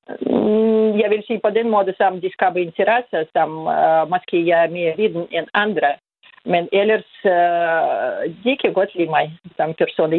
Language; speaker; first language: Danish; non-native, fluent; Russian